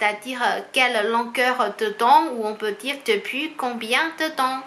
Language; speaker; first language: French; non-native, fluent; Chinese